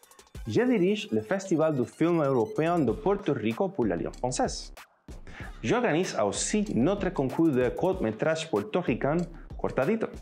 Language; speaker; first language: French; non-native, learner; Spanish